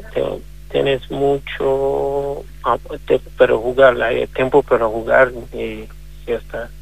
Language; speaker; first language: Spanish; non-native, learner; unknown